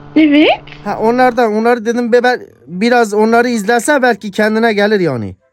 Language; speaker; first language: Turkish; native; Turkish